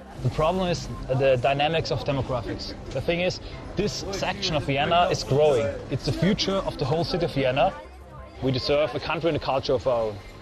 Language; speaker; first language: English; non-native, fluent; German